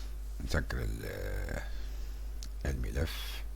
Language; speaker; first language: Arabic; native; Arabic